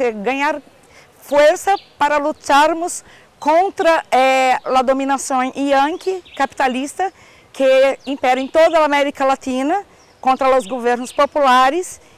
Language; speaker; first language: Portuguese; non-native, learner; Spanish